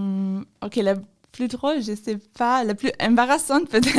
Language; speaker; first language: French; non-native, fluent; German